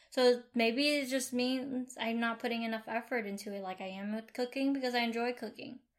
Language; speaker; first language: English; early bilingual, other home language; Vietnamese